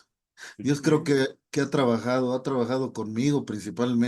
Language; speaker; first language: Spanish; native; Spanish